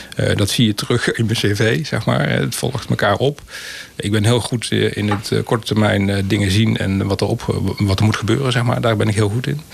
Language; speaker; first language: Dutch; native; Dutch